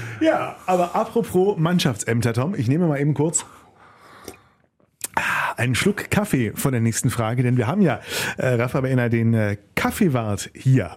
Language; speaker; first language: German; native; German